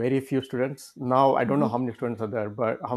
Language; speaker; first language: English; non-native, local second language; Kannada